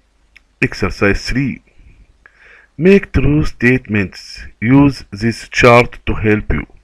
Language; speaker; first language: English; non-native, local second language; Arabic